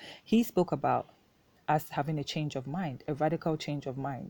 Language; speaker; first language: English; non-native, local second language; Akan